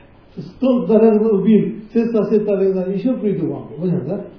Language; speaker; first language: Russian; non-native, learner; Tibetan